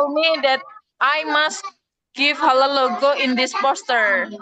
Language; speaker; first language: English; non-native, learner; Indonesian